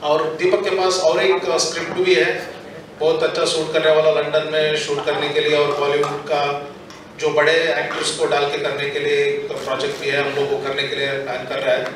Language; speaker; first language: Hindi; non-native, local second language; Kannada